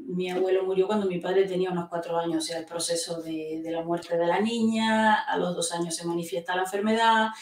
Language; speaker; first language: Spanish; native; Spanish